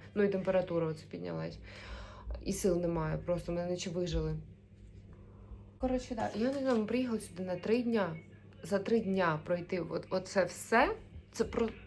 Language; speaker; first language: Ukrainian; native; Ukrainian